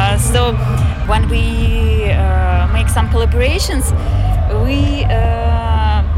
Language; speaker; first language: English; non-native, fluent; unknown